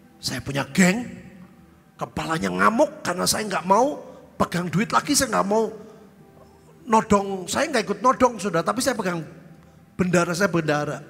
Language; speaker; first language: Indonesian; native; Indonesian